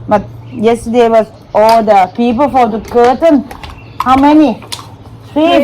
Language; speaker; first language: English; non-native, fluent; Thai